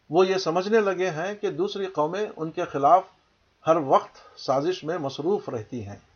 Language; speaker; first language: Urdu; native; Urdu